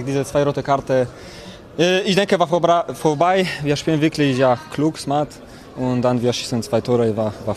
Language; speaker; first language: German; non-native, learner; Polish